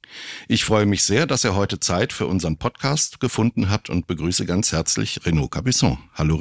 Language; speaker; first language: German; native; German